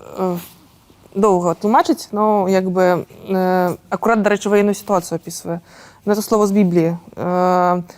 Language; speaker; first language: Belarusian; non-native, local second language; Russian